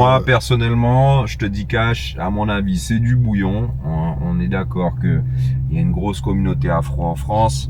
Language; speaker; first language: French; native; French